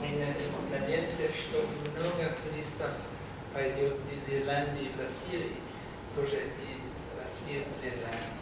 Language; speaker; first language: Russian; non-native, learner; English